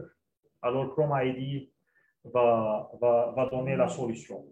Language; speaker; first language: French; non-native, local second language; Arabic